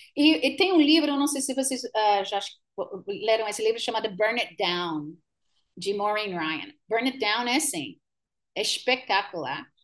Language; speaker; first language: Portuguese; non-native, fluent; English